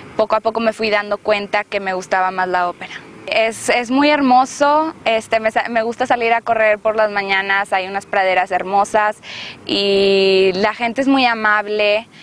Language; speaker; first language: Spanish; native; Spanish